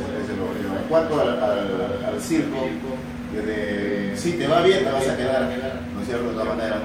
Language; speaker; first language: Spanish; native; Spanish